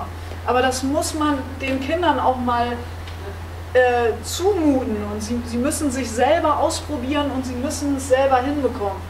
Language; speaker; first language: German; native; German